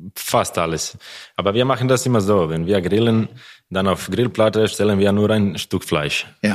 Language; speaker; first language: German; non-native, learner; Croatian